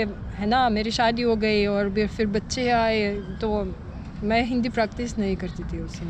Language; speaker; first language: Hindi; non-native, fluent; Russian